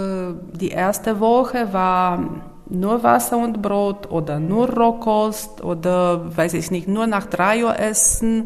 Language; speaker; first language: German; non-native, fluent; Romanian